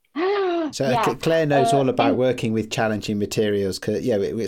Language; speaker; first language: English; native; English